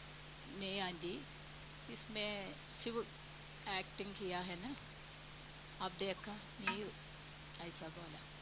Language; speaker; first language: Hindi; non-native, local second language; Malayalam